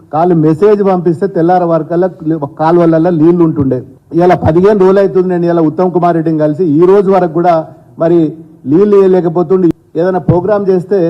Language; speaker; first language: Telugu; native; Telugu